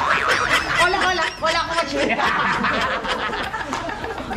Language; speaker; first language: Spanish; non-native, learner; Filipino